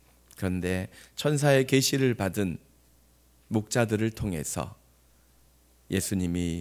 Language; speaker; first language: Korean; native; Korean